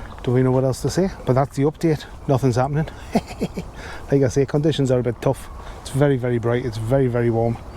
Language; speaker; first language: English; native; English